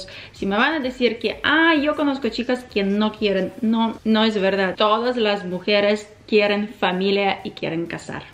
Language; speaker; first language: Spanish; non-native, fluent; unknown